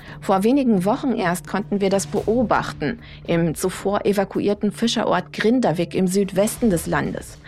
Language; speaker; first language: German; native; German